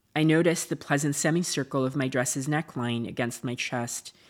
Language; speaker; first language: English; non-native, local second language; Filipino